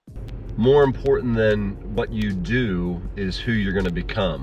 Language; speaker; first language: English; native; English